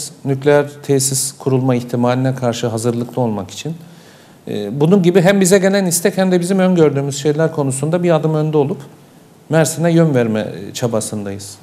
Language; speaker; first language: Turkish; native; Turkish